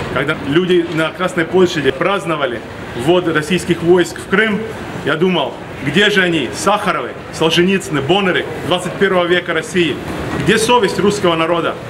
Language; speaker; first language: Russian; non-native, local second language; Latvian